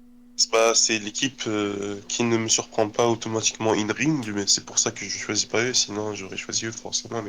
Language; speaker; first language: French; native; French